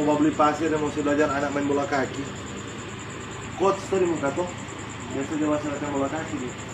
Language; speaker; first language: Malay; native; Malay